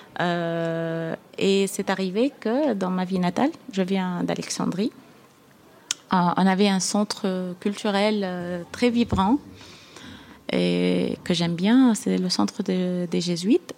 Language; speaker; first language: French; non-native, fluent; Arabic